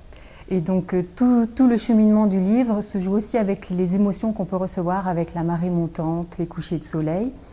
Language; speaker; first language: French; native; French